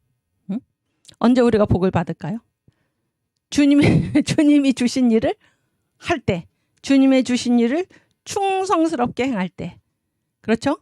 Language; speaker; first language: Korean; native; Korean